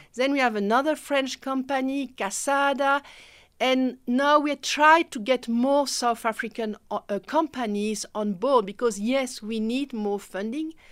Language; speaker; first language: English; non-native, fluent; French